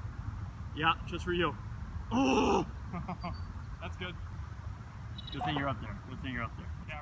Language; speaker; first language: English; native; English